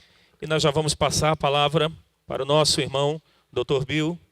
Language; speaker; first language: Portuguese; native; Portuguese